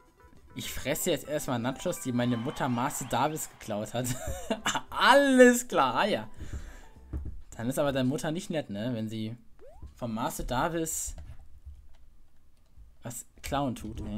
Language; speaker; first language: German; native; German